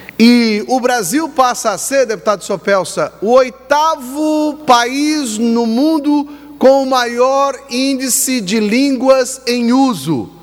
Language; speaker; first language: Portuguese; native; Portuguese